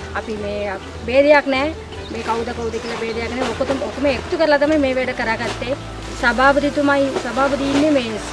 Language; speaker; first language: Sinhala; non-native, local second language; Tamil